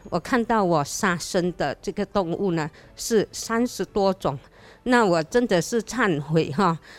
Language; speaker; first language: Chinese; native; Chinese